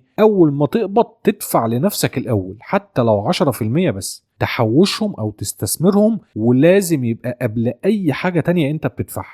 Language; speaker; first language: Arabic; native; Arabic